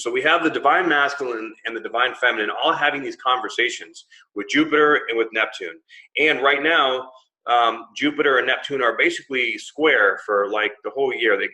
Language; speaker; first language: English; native; English